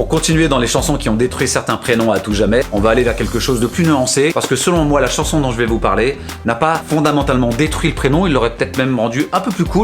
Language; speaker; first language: French; native; French